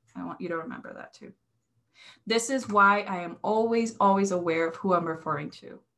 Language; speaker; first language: English; non-native, fluent; Spanish